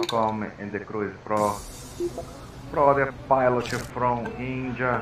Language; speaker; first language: English; non-native, learner; Portuguese